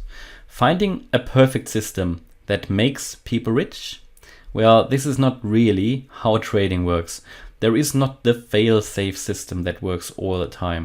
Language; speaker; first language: English; non-native, fluent; German